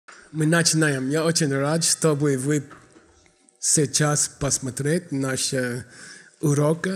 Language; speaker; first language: Russian; non-native, learner; English